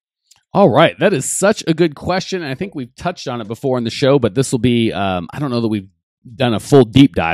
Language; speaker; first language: English; native; English